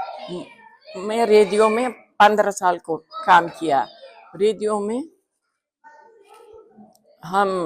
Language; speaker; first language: Hindi; non-native, fluent; Uzbek